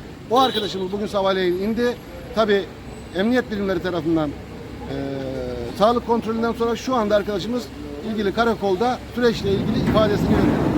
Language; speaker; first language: Turkish; native; Turkish